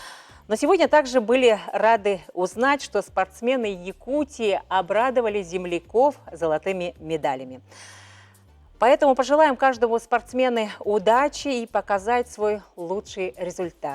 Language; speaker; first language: Russian; native; Russian